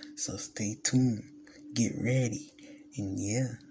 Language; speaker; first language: English; native; English